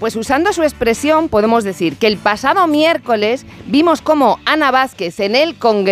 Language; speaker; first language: Spanish; native; Spanish